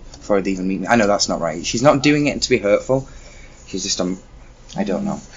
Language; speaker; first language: English; native; English